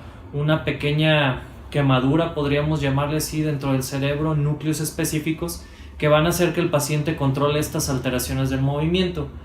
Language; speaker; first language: Spanish; native; Spanish